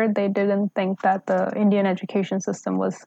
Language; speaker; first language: English; non-native, local second language; Hindi